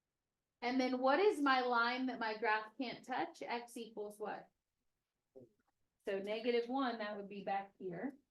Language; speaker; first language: English; native; English